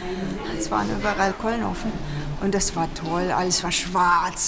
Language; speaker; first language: German; non-native, fluent; Russian